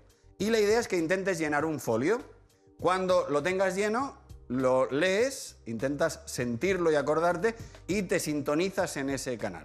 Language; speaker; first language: Spanish; native; Spanish